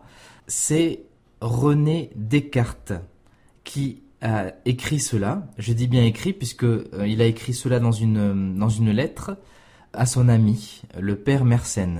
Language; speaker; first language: French; native; French